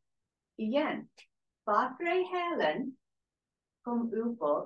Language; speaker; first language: Swedish; non-native, learner; English